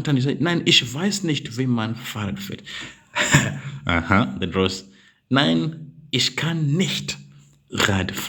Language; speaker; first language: German; non-native, learner; English